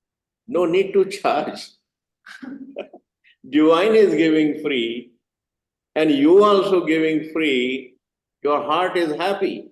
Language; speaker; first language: English; non-native, learner; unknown